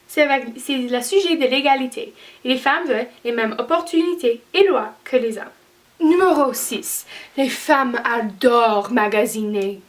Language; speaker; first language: French; non-native, learner; English